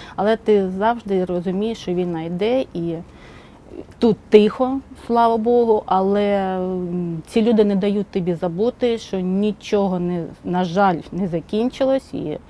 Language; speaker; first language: Ukrainian; non-native, local second language; Russian